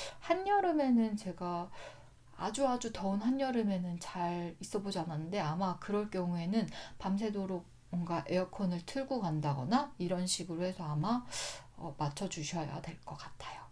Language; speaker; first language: Korean; native; Korean